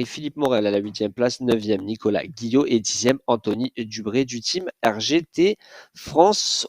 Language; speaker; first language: French; native; French